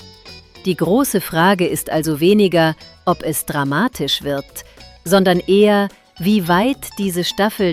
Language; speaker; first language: German; native; German